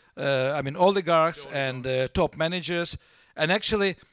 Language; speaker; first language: English; non-native, fluent; Russian